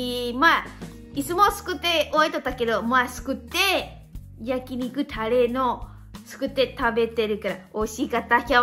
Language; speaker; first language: Japanese; non-native, learner; Lao